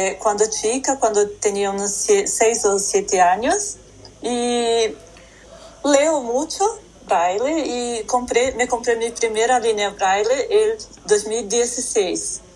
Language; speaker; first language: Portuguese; non-native, learner; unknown